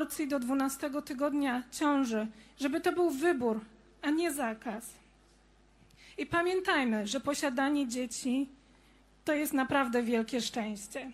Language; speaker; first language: Polish; native; Polish